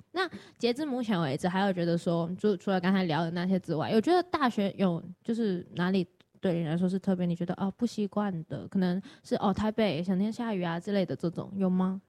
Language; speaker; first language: Chinese; non-native, local second language; Cantonese